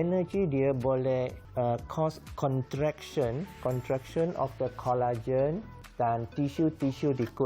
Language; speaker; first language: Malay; non-native, local second language; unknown